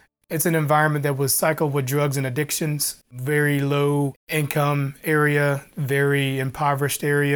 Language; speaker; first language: English; native; English